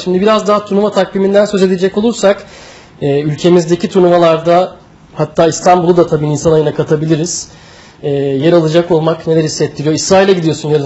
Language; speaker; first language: Turkish; native; Turkish